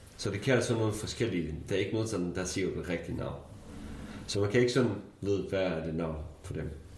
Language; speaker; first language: Danish; non-native, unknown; Kurdish